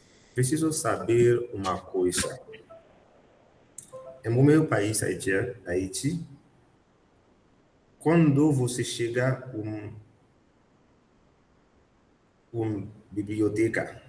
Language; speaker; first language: Portuguese; non-native, learner; Haitian Creole